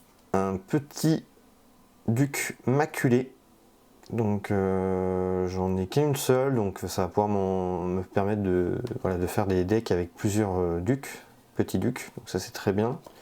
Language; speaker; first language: French; native; French